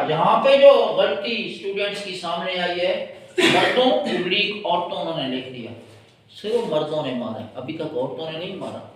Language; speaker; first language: Urdu; native; Urdu